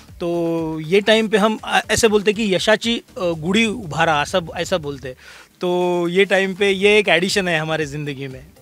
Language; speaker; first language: Hindi; non-native, local second language; Marathi